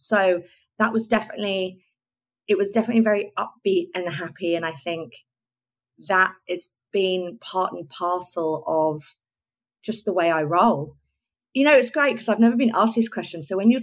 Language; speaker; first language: English; native; English